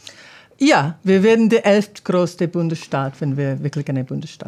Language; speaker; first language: German; non-native, fluent; English